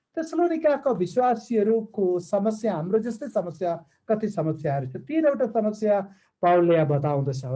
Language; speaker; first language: Nepali; non-native, fluent; Malayalam